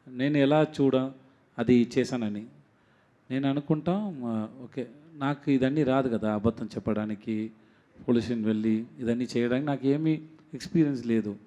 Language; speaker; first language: Telugu; non-native, learner; Tamil